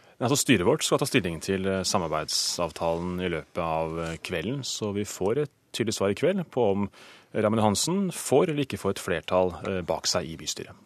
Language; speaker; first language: Norwegian; native; Norwegian